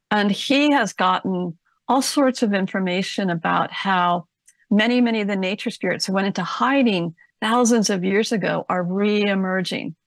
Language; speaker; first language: English; native; English